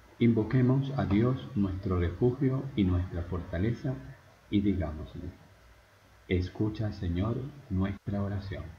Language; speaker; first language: Spanish; native; Spanish